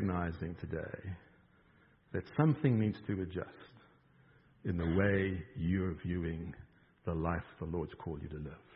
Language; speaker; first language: English; native; English